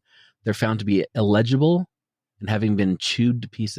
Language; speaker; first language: English; native; English